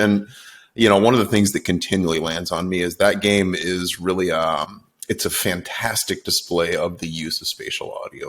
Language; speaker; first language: English; native; English